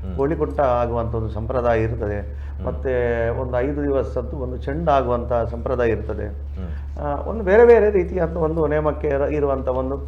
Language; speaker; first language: Kannada; non-native, local second language; Tulu